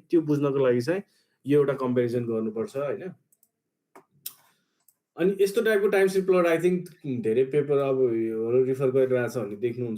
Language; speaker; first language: Nepali; native; Nepali